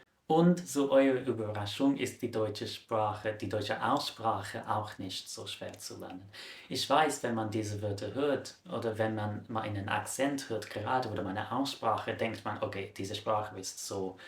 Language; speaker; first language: German; non-native, fluent; English